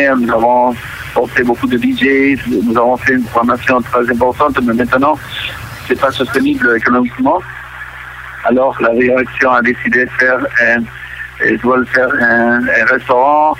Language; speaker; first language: French; non-native, local second language; Catalan